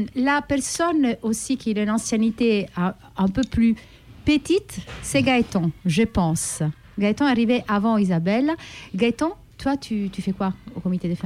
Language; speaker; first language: French; native; French